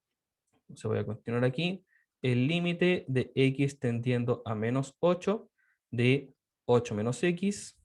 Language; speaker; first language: Spanish; native; Spanish